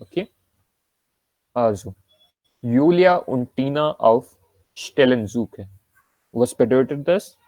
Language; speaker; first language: German; non-native, fluent; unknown